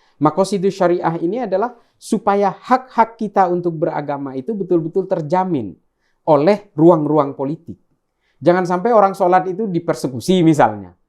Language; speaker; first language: Indonesian; non-native, local second language; Madurese